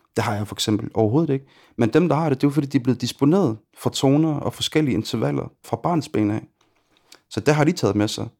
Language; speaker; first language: Danish; early bilingual, other home language; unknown